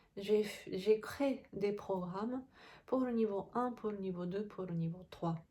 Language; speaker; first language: French; non-native, fluent; Japanese